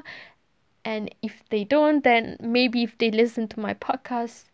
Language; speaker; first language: English; non-native, local second language; Malay